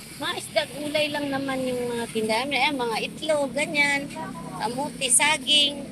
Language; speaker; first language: Filipino; non-native, local second language; Hiligaynon